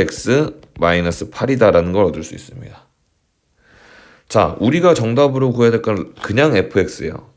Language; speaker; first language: Korean; native; Korean